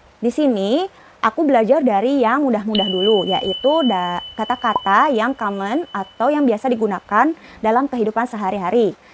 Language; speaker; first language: Indonesian; native; Indonesian